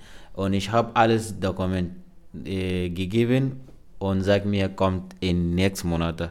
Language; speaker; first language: German; non-native, learner; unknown